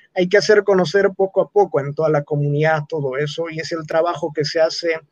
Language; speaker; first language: Spanish; non-native, local second language; Quechua